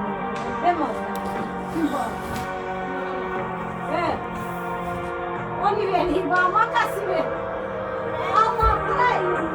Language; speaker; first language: Turkish; native; Turkish